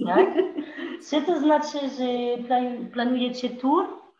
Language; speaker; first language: Polish; non-native, fluent; French